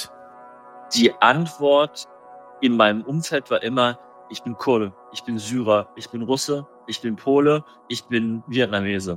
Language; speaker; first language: German; native; German